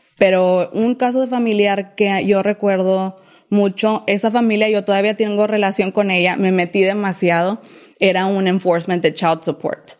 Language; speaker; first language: Spanish; early bilingual, heritage; English